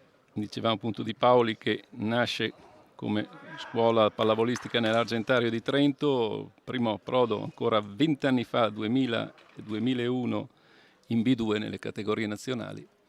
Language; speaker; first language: Italian; native; Italian